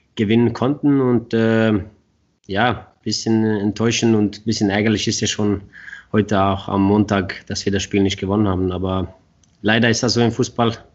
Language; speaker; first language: German; non-native, fluent; Swedish